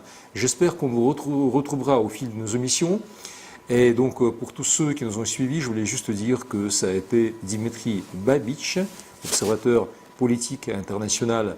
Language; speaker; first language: French; non-native, fluent; Russian